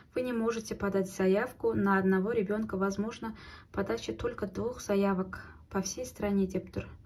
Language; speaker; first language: Russian; non-native, local second language; Kazakh